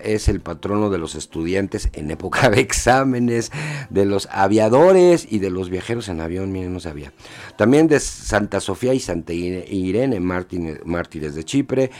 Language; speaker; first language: Spanish; native; Spanish